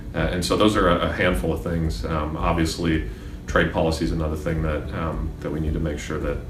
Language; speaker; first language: English; native; English